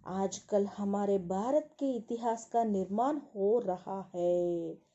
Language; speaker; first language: Hindi; non-native, local second language; Telugu